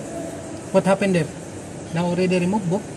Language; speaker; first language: English; non-native, learner; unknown